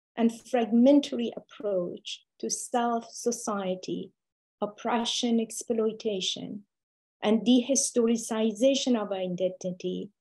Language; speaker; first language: English; non-native, fluent; Persian